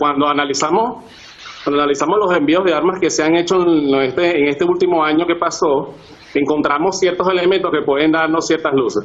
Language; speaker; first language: Spanish; native; Spanish